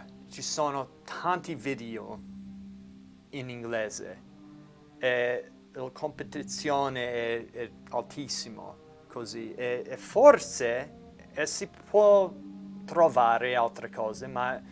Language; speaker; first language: Italian; non-native, learner; English